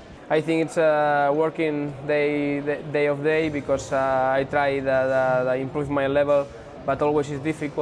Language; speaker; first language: English; non-native, learner; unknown